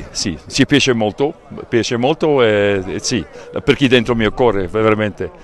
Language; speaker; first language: Italian; non-native, learner; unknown